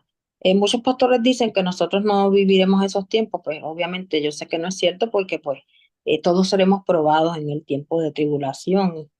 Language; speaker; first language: Spanish; native; Spanish